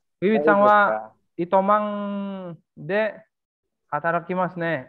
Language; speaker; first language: Japanese; non-native, fluent; Indonesian